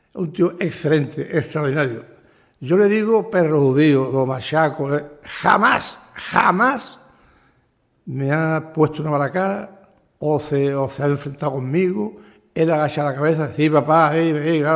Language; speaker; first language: Spanish; native; Spanish